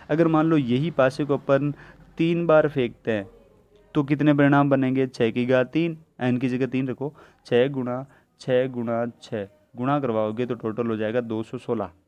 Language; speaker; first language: Hindi; native; Hindi